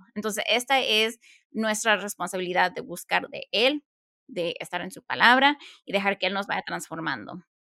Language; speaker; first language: Spanish; early bilingual, heritage; Spanish